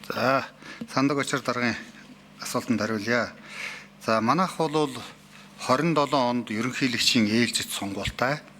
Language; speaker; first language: Mongolian; native; Mongolian